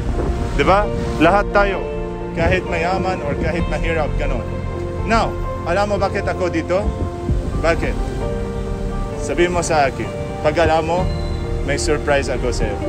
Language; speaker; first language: Filipino; non-native, learner; Arabic